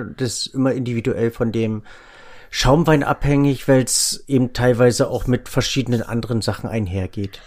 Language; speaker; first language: German; native; German